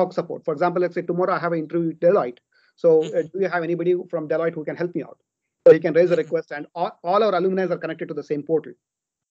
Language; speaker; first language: English; non-native, local second language; Kannada